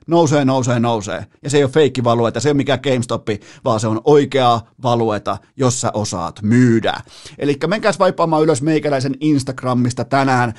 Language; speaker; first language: Finnish; native; Finnish